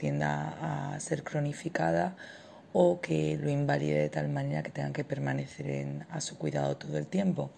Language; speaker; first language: Spanish; native; Spanish